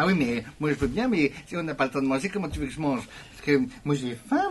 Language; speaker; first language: French; native; French